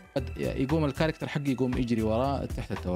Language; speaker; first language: Arabic; native; Arabic